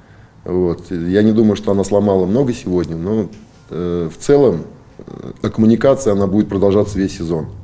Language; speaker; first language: Russian; native; Russian